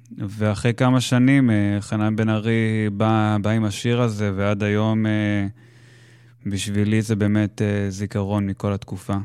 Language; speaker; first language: Hebrew; native; Hebrew